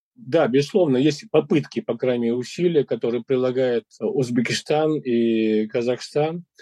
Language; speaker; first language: Russian; non-native, local second language; Uzbek